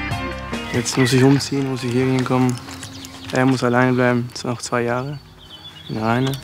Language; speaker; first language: German; non-native, fluent; Albanian